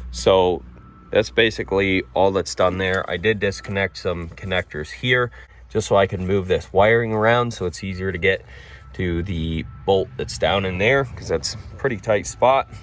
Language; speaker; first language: English; native; English